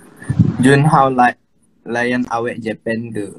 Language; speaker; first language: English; non-native, local second language; Chinese